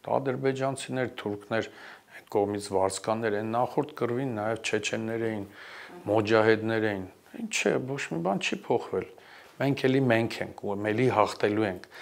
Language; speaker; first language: Armenian; native; Armenian